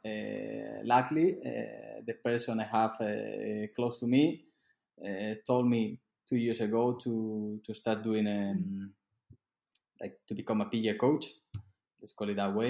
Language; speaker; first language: English; non-native, fluent; Spanish